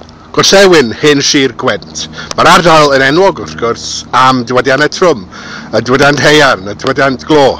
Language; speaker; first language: Welsh; non-native, local second language; English